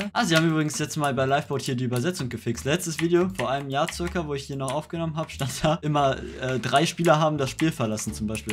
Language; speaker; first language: German; native; German